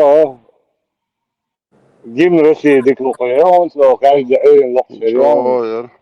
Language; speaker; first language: Russian; non-native, local second language; Chechen